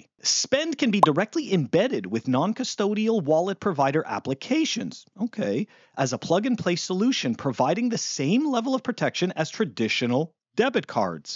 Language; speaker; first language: English; native; English